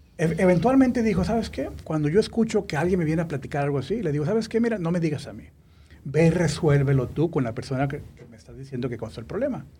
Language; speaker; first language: Spanish; native; Spanish